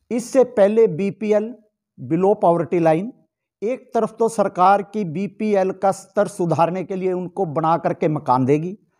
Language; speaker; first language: Hindi; native; Hindi